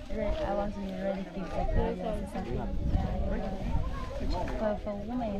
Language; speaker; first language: English; non-native, learner; Chinese